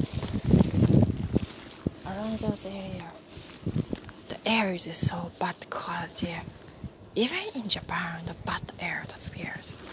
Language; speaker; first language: English; non-native, learner; Japanese